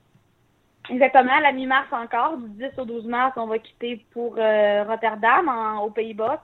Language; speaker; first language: French; native; French